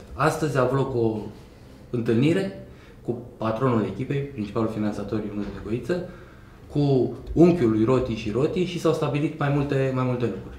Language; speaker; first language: Romanian; native; Romanian